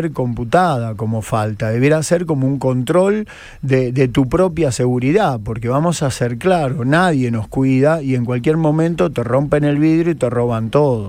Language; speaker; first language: Spanish; native; Spanish